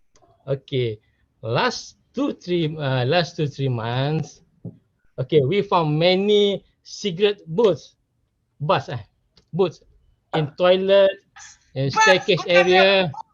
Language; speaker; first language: English; non-native, learner; Malay